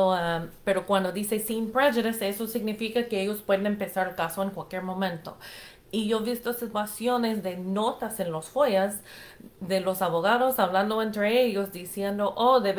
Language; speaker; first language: Spanish; non-native, fluent; English